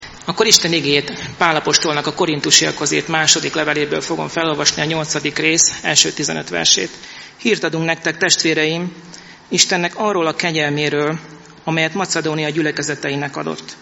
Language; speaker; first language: Hungarian; native; Hungarian